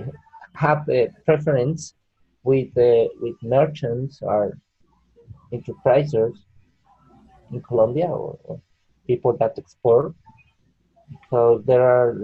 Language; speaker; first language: English; non-native, learner; Spanish